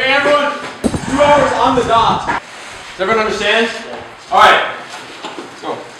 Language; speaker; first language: English; native; English